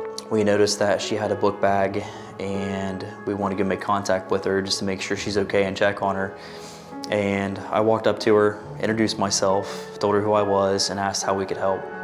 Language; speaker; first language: English; native; English